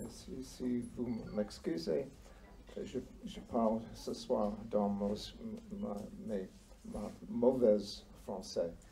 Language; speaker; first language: French; non-native, learner; English